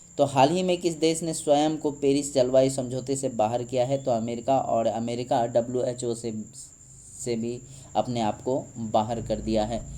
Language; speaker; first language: Hindi; native; Hindi